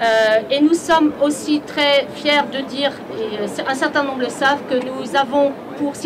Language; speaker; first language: French; native; French